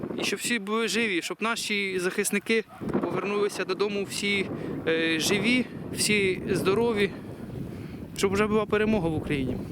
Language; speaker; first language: Ukrainian; native; Ukrainian